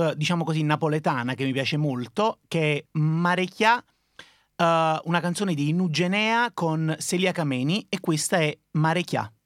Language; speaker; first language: Italian; native; Italian